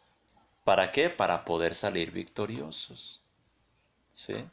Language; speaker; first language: Spanish; native; Spanish